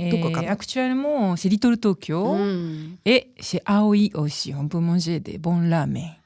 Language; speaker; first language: French; non-native, fluent; Japanese